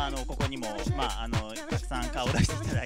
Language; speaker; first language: Japanese; native; Japanese